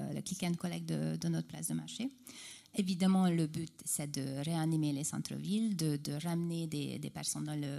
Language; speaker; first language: French; non-native, fluent; Hungarian